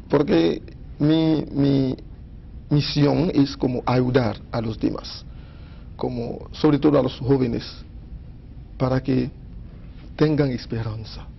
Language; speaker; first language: Spanish; non-native, fluent; Haitian Creole